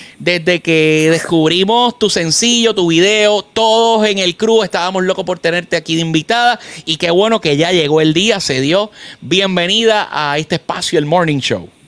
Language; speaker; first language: Spanish; native; Spanish